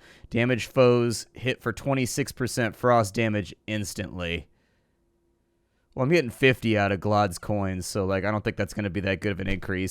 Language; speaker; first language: English; native; English